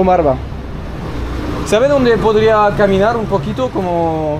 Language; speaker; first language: Spanish; non-native, learner; French